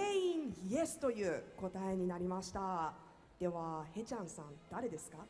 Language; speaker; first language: Japanese; native; Japanese